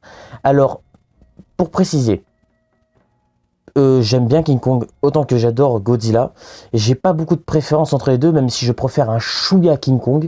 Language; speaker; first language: French; native; French